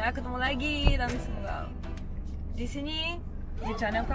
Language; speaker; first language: Indonesian; non-native, fluent; Bulgarian